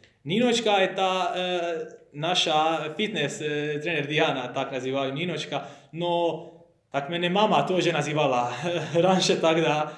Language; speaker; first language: Russian; non-native, learner; Croatian